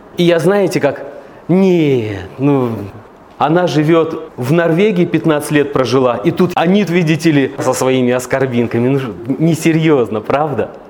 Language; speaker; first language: Russian; native; Russian